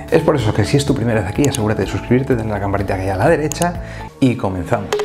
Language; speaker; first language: Spanish; native; Spanish